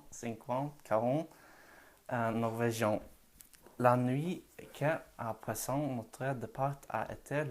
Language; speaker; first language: French; non-native, learner; Norwegian